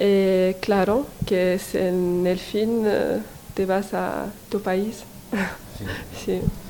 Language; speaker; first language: Spanish; non-native, learner; Arabic